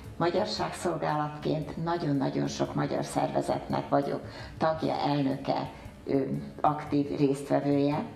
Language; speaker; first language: Hungarian; early bilingual, heritage; Hungarian